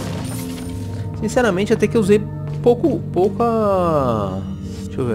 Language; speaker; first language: Portuguese; native; Portuguese